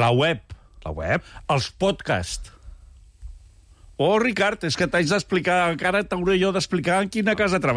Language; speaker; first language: Catalan; native; Catalan